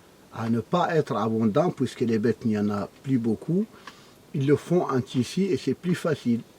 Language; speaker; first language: French; non-native, local second language; Arabic